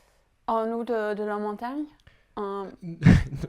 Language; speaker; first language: French; non-native, fluent; English